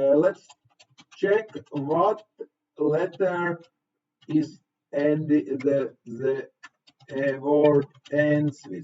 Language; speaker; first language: English; non-native, learner; Latvian